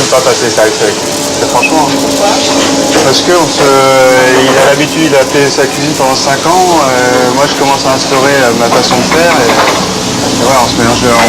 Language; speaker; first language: French; native; French